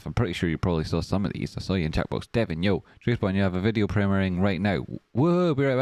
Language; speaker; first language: English; native; English